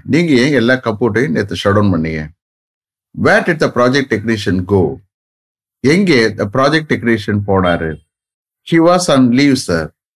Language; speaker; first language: English; non-native, local second language; Tamil